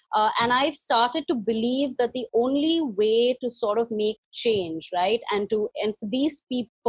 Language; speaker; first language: English; non-native, local second language; Hindi